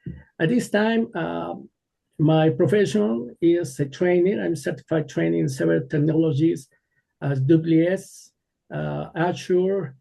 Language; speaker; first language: English; non-native, learner; Spanish